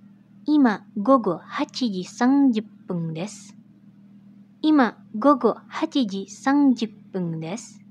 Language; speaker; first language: Japanese; non-native, fluent; Indonesian